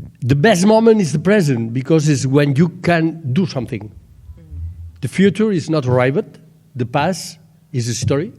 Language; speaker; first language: English; non-native, learner; Catalan